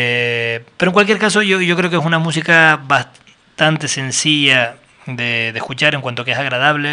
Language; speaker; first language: Spanish; native; Spanish